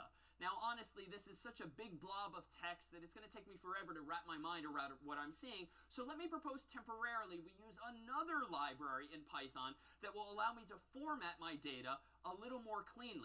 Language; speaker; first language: English; native; English